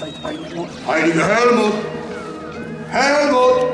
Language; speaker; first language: German; non-native, learner; Polish